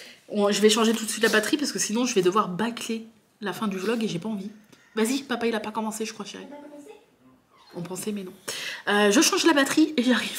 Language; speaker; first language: French; native; French